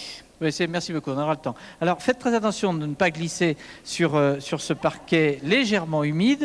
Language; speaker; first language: French; native; French